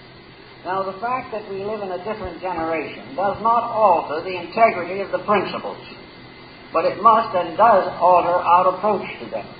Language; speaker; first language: English; native; English